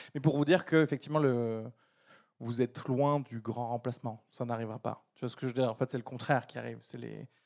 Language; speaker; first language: French; early bilingual, other home language; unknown